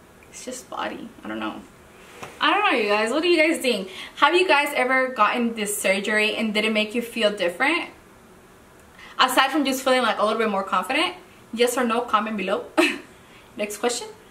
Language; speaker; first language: English; early bilingual, other home language; Spanish